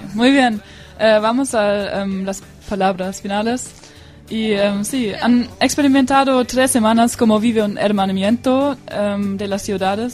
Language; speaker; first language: Spanish; non-native, learner; German